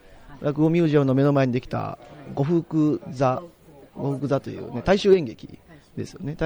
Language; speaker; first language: Japanese; native; Japanese